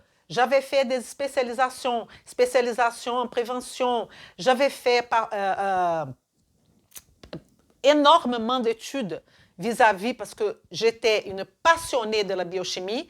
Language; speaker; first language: French; non-native, fluent; Portuguese